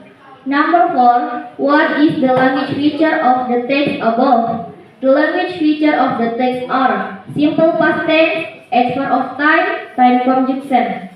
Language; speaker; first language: English; non-native, learner; Indonesian